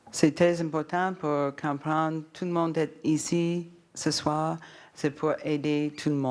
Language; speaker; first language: French; non-native, learner; English